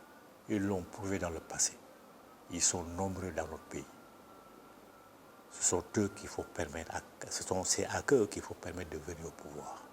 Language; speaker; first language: French; non-native, local second language; Bambara